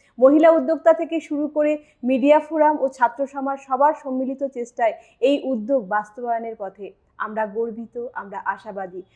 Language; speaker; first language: Bangla; native; Bangla